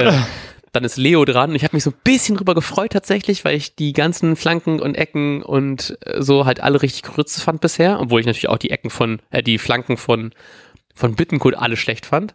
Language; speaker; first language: German; native; German